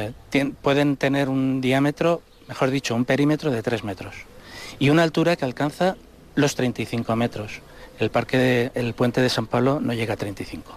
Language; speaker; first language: Spanish; native; Spanish